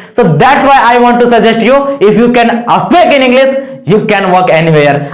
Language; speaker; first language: Hindi; native; Hindi